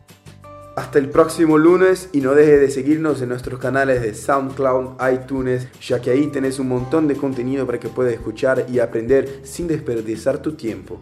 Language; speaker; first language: Spanish; native; Spanish